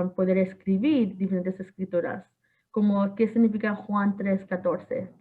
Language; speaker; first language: Spanish; early bilingual, heritage; Spanish